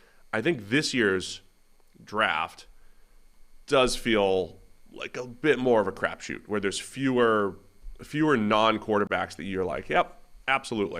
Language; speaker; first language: English; native; English